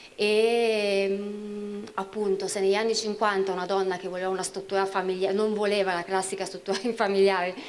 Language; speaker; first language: Italian; native; Italian